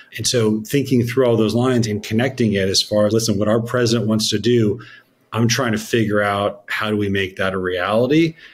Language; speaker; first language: English; native; English